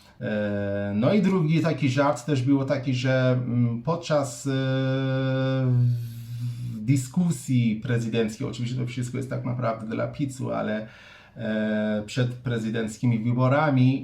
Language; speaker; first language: Polish; non-native, fluent; Persian